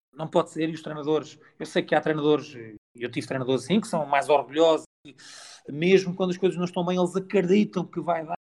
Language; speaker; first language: Portuguese; native; Portuguese